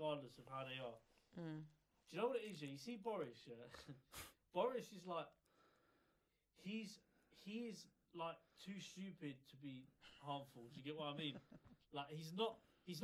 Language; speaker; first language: English; native; English